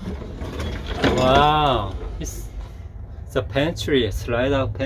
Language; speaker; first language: English; non-native, learner; Korean